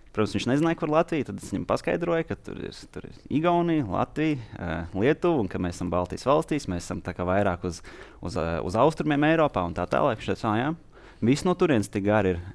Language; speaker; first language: Latvian; native; Latvian